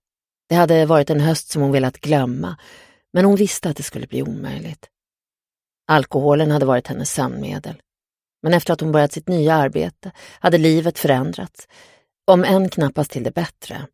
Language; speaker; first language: Swedish; native; Swedish